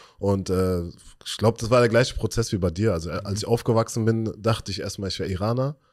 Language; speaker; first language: German; early bilingual, other home language; Persian